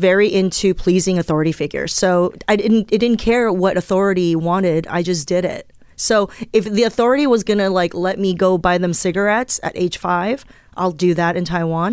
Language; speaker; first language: English; early bilingual, other home language; Chinese